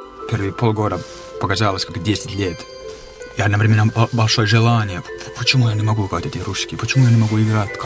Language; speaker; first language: Russian; non-native, fluent; Finnish